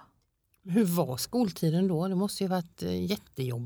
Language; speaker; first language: Swedish; native; Swedish